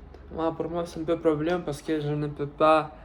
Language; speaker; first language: French; non-native, learner; Russian